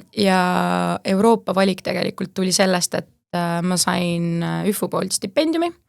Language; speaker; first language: Estonian; native; Estonian